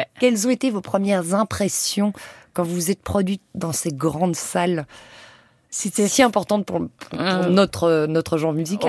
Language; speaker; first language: French; native; French